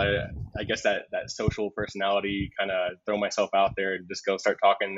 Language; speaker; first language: English; native; English